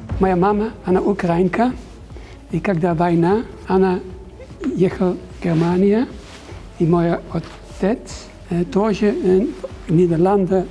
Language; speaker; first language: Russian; early bilingual, heritage; Dutch